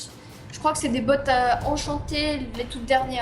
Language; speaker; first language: French; native; French